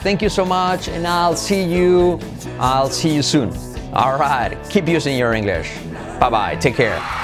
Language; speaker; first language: English; non-native, fluent; Spanish